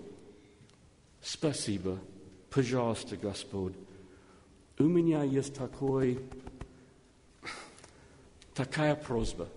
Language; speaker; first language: Russian; non-native, learner; English